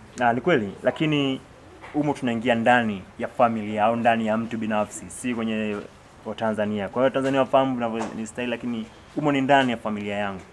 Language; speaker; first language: Swahili; native; Swahili